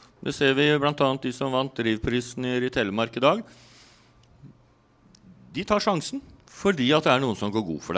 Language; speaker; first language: Norwegian; native; Norwegian